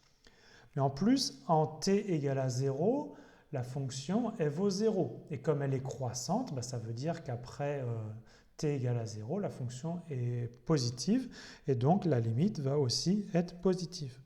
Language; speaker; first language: French; native; French